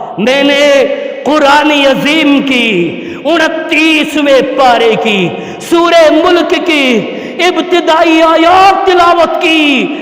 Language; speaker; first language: Urdu; non-native, local second language; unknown